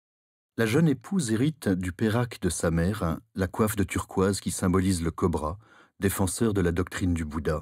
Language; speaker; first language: French; native; French